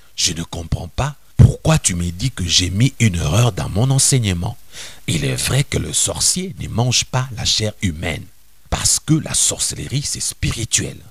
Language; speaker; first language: French; non-native, local second language; Lingala